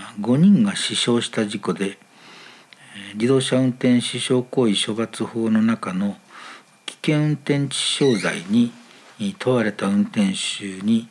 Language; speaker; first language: Japanese; native; Japanese